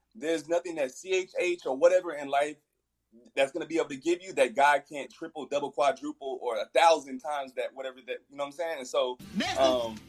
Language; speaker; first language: English; native; English